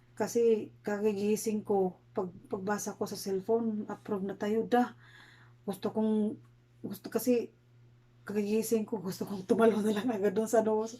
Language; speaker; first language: Filipino; native; Filipino